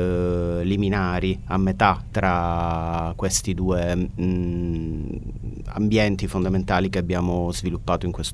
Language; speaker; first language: Italian; native; Italian